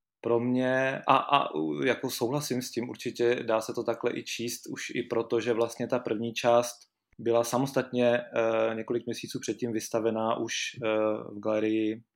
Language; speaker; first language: Czech; native; Czech